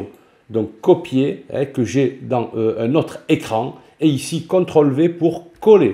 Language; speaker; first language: French; native; French